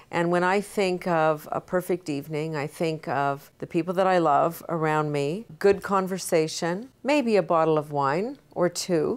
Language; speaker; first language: English; native; English